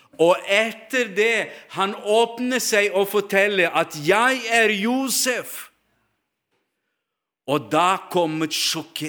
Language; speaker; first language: Norwegian; non-native, fluent; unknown